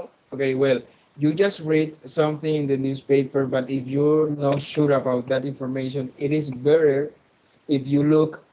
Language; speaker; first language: English; non-native, fluent; Spanish